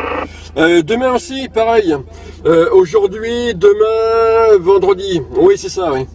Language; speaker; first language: French; native; French